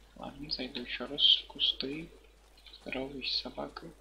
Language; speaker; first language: Russian; native; Russian